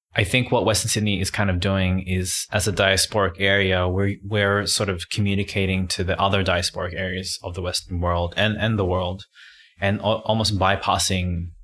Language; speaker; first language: English; native; English